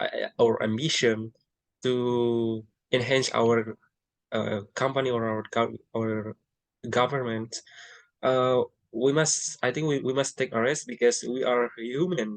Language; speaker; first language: English; non-native, learner; Indonesian